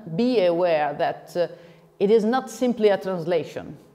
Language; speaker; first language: English; non-native, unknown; Italian